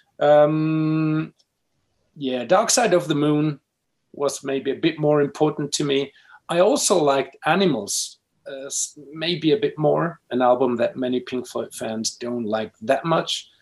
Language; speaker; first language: English; non-native, fluent; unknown